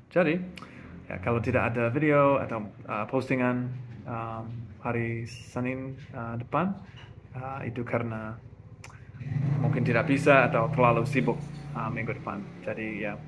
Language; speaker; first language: Indonesian; non-native, fluent; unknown